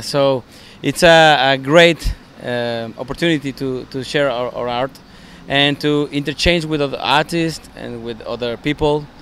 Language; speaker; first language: English; non-native, fluent; Spanish